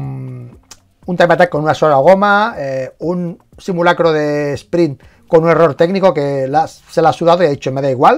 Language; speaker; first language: Spanish; native; Spanish